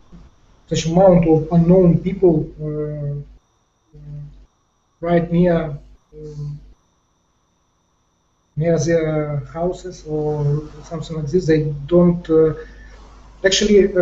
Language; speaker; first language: English; non-native, fluent; Ukrainian